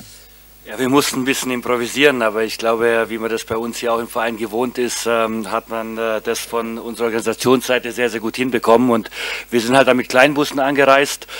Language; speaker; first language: German; native; German